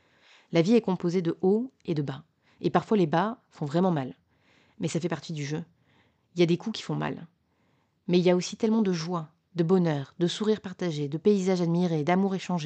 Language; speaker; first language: French; native; French